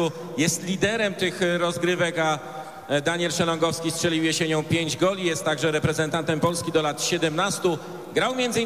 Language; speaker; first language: Polish; native; Polish